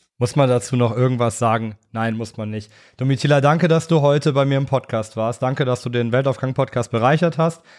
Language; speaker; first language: German; native; German